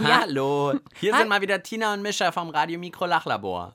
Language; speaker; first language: German; native; German